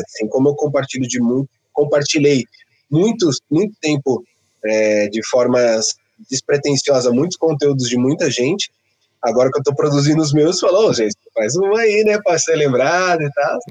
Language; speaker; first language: Portuguese; native; Portuguese